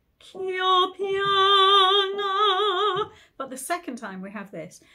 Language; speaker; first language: English; native; English